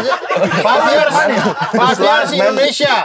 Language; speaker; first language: English; non-native, learner; Indonesian